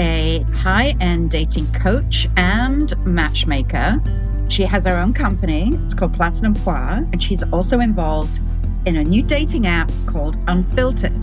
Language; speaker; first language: English; native; English